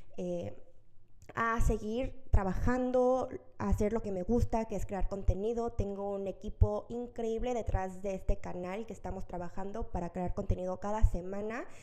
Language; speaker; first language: Spanish; early bilingual, other home language; Korean